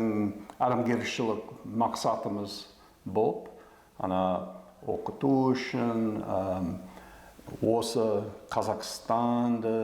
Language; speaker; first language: Kazakh; non-native, fluent; English